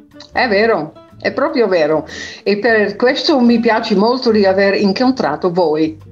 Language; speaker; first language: Italian; non-native, fluent; Dutch